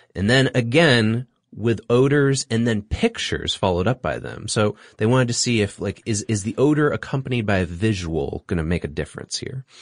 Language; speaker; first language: English; native; English